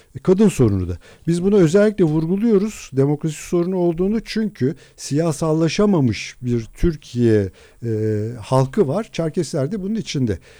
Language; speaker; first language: Turkish; non-native, local second language; Adyghe